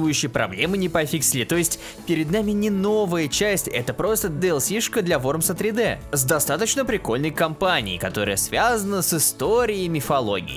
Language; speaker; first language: Russian; native; Russian